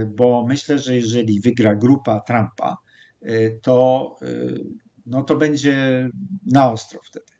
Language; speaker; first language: Polish; native; Polish